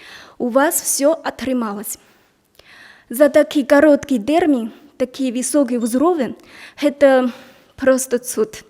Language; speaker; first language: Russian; non-native, learner; Chinese